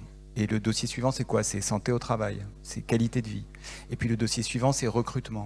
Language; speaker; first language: French; native; French